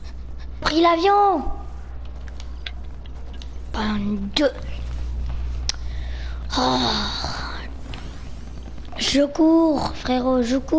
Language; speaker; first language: French; native; French